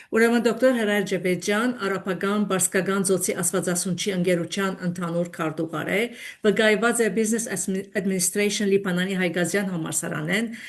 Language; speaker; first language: Armenian; early bilingual, heritage; Armenian